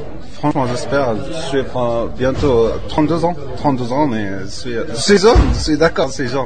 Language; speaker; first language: French; non-native, learner; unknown